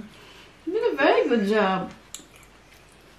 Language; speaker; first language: English; non-native, learner; Filipino